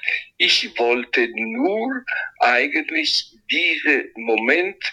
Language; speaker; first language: German; non-native, fluent; Italian